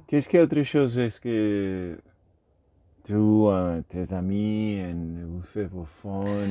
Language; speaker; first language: French; non-native, learner; Spanish